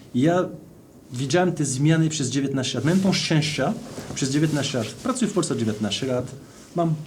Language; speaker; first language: Polish; non-native, fluent; French